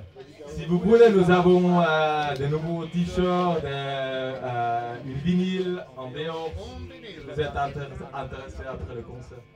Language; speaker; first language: French; non-native, learner; German